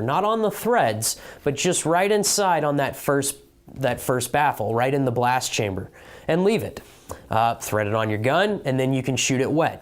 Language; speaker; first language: English; native; English